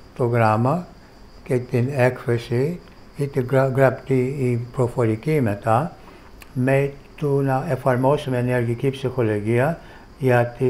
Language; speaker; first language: Greek; non-native, fluent; English